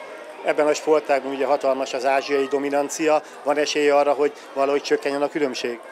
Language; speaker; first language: Hungarian; native; Hungarian